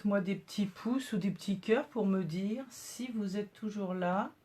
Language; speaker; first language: French; native; French